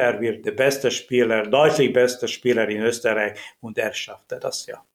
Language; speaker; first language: German; non-native, learner; Hungarian